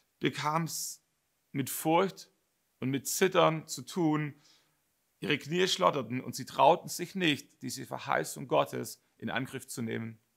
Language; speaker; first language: German; native; German